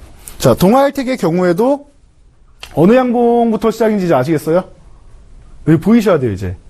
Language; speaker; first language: Korean; native; Korean